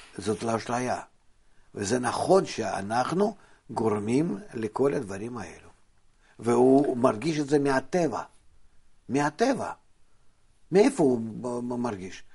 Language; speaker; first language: Hebrew; non-native, fluent; Russian